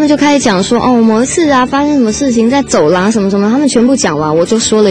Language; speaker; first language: Chinese; native; Chinese